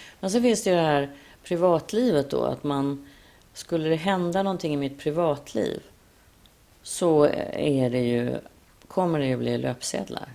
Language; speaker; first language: Swedish; native; Swedish